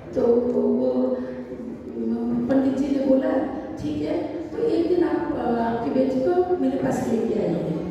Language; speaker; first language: Hindi; non-native, local second language; Bangla